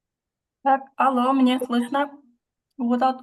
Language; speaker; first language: Russian; non-native, local second language; Kyrgyz